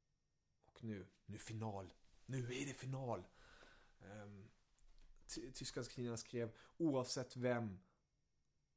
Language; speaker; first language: Swedish; early bilingual, other home language; German